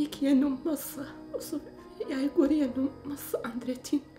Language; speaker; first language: Norwegian; non-native, learner; Kurdish